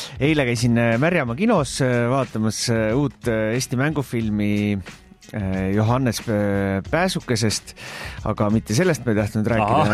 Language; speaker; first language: Estonian; native; Estonian